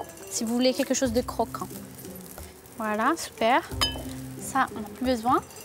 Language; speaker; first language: French; non-native, fluent; Portuguese